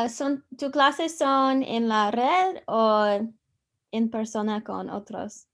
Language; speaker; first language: Spanish; non-native, learner; English